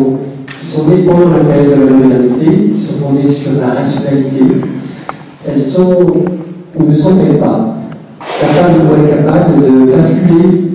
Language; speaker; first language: French; native; French